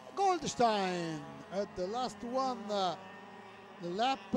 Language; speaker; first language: English; non-native, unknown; Italian